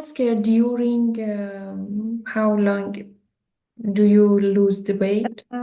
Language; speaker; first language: English; non-native, learner; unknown